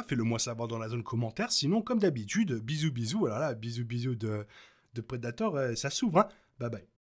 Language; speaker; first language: French; native; French